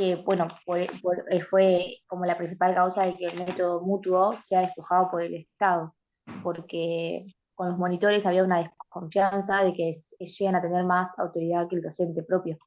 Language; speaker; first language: Spanish; native; Spanish